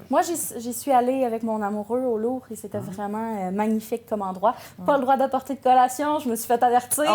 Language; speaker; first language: French; native; French